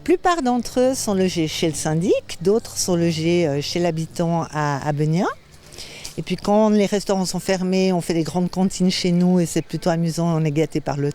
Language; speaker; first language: French; native; French